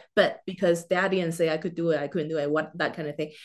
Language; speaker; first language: English; non-native, fluent; Chinese